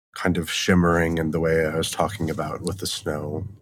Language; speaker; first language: English; native; English